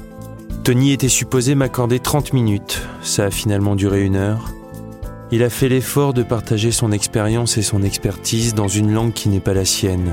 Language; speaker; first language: French; native; French